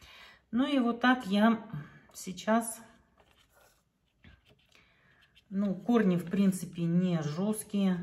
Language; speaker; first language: Russian; native; Russian